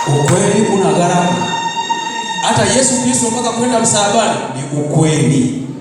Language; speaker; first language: Swahili; non-native, local second language; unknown